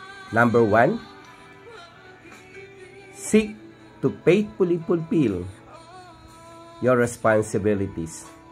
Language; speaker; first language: English; non-native, local second language; Filipino